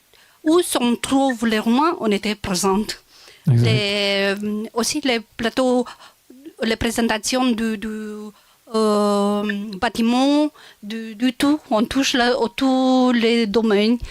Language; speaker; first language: French; non-native, local second language; Romanian